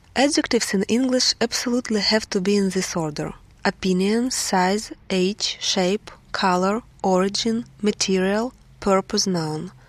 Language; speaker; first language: English; non-native, fluent; Russian